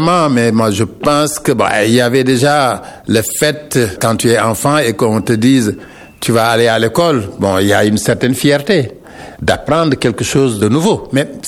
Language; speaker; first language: French; non-native, local second language; Wolof